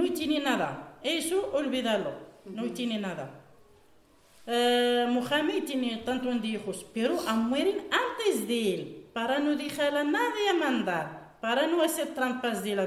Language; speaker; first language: Spanish; non-native, learner; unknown